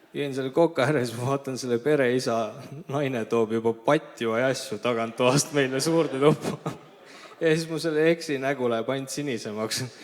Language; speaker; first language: Estonian; early bilingual, other home language; Armenian